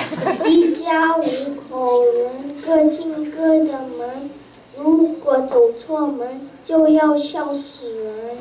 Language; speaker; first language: Chinese; early bilingual, heritage; Chinese